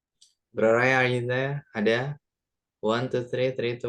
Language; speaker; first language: English; non-native, fluent; Indonesian